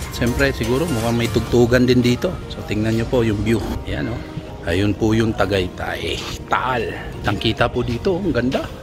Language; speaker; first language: Filipino; native; Filipino